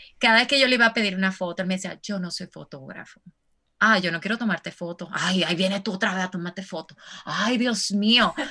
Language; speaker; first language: Spanish; native; Spanish